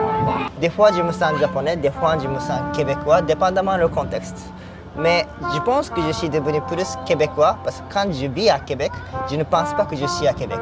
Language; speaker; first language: French; non-native, fluent; Japanese